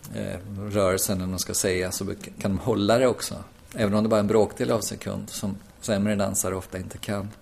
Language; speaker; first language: Swedish; native; Swedish